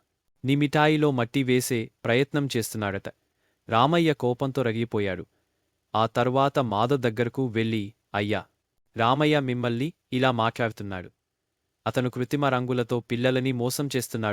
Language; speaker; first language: Telugu; native; Telugu